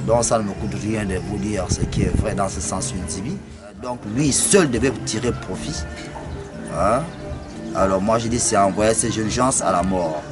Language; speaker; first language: French; non-native, local second language; Fang